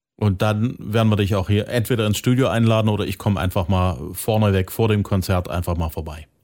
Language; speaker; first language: German; native; German